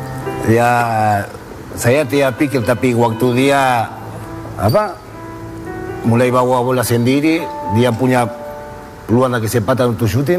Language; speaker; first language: Indonesian; non-native, fluent; Spanish